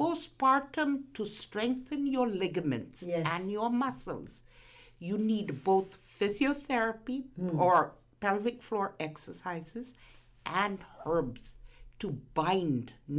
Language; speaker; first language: English; non-native, local second language; Gujarati